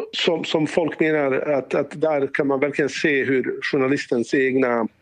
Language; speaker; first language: Swedish; early bilingual, other home language; Bosnian